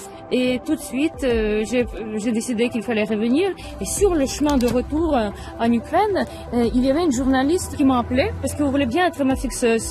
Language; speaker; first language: French; non-native, fluent; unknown